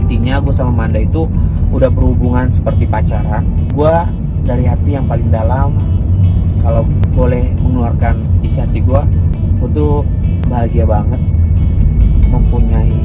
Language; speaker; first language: Indonesian; native; Indonesian